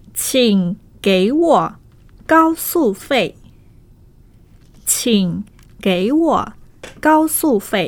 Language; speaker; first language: Chinese; non-native, fluent; Thai